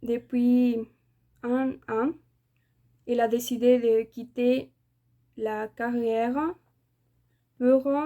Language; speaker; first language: French; non-native, fluent; Spanish